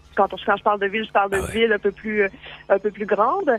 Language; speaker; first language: French; native; French